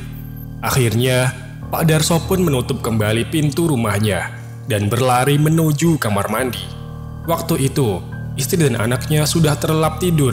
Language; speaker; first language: Indonesian; native; Indonesian